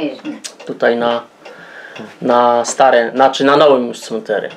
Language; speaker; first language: Polish; non-native, local second language; Rusyn